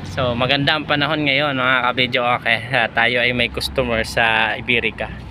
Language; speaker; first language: Filipino; native; Filipino